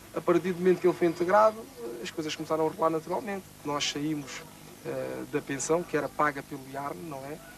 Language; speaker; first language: Portuguese; native; Portuguese